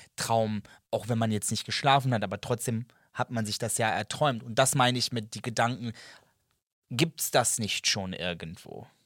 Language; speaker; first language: German; non-native, fluent; Serbian